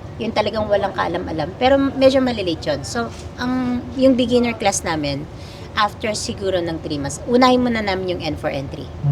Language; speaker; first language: Filipino; native; Filipino